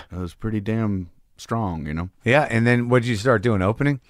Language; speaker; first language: English; native; English